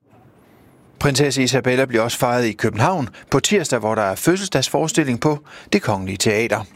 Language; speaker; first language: Danish; native; Danish